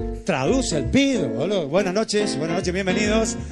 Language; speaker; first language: Spanish; native; Spanish